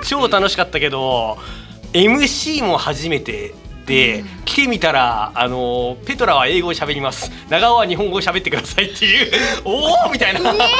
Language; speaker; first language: Japanese; native; Japanese